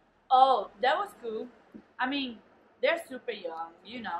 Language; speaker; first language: English; non-native, fluent; Portuguese